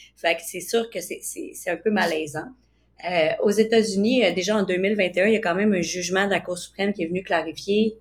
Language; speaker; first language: French; native; French